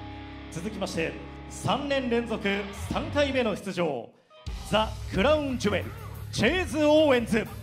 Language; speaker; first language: Japanese; native; Japanese